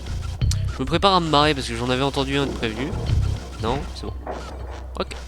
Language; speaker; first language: French; native; French